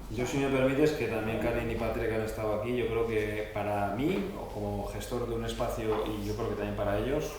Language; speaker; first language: Spanish; native; Spanish